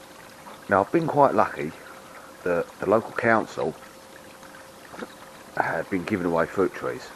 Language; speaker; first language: English; native; English